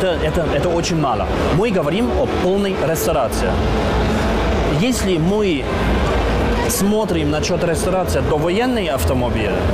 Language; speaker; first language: Russian; non-native, learner; German